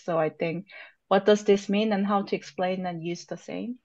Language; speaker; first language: English; non-native, fluent; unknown